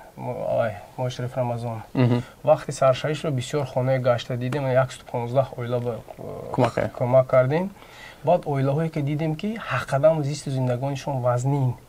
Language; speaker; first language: Tajik; native; Tajik